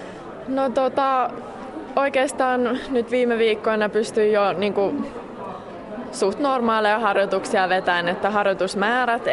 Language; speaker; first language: Finnish; native; Finnish